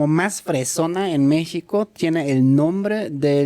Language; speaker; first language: Spanish; native; Spanish